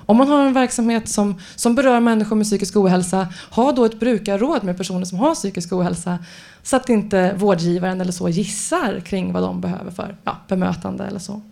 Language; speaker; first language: Swedish; native; Swedish